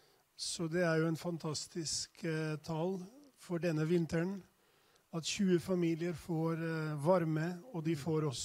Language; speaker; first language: Swedish; non-native, fluent; Albanian